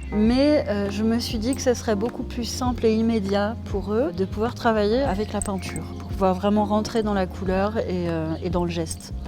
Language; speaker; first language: French; native; French